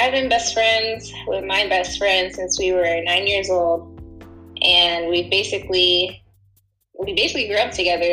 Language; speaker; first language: English; native; English